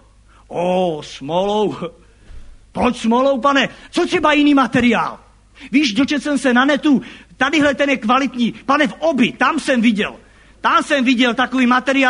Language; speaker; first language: Czech; native; Czech